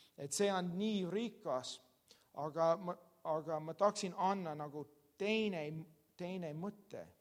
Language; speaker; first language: Estonian; non-native, learner; English